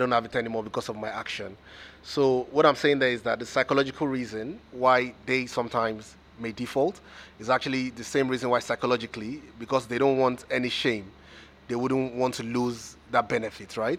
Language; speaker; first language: English; non-native, local second language; Yoruba